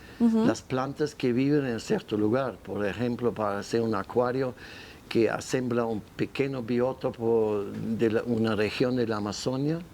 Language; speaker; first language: Spanish; non-native, fluent; German